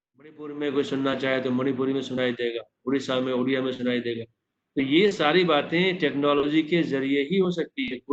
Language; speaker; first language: Hindi; non-native, local second language; Maithili